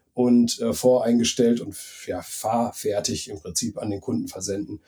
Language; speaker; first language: German; native; German